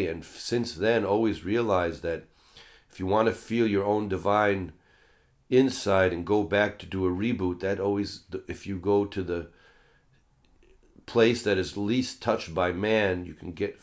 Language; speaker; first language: English; native; English